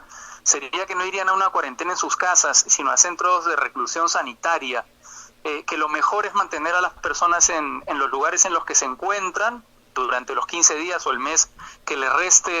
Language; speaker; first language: Spanish; native; Spanish